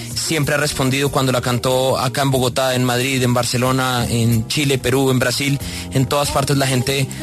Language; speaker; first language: Spanish; native; Spanish